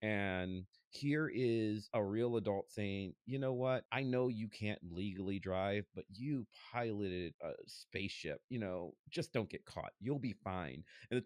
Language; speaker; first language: English; native; English